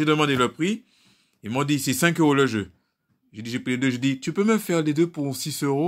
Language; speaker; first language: French; native; French